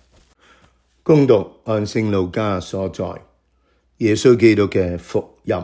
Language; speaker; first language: Chinese; non-native, local second language; Cantonese